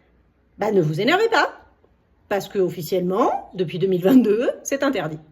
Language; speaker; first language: French; native; French